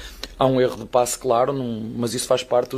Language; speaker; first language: Portuguese; native; Portuguese